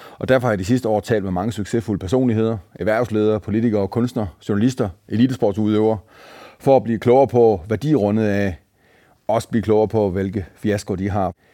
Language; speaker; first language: Danish; native; Danish